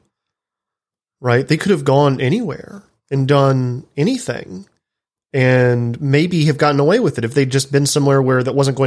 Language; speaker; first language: English; native; English